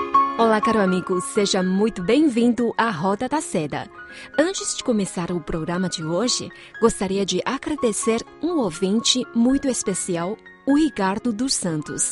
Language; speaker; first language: Portuguese; non-native, fluent; Chinese